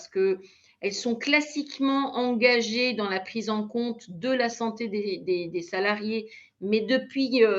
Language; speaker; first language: French; native; French